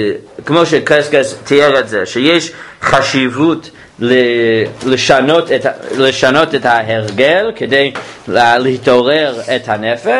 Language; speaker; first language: Hebrew; non-native, fluent; English